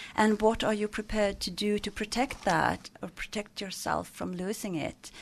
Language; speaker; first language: English; non-native, fluent; Swedish